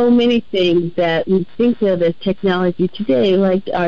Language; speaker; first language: English; native; English